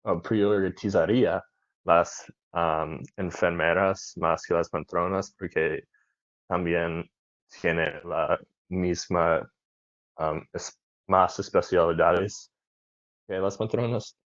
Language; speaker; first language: Spanish; non-native, learner; English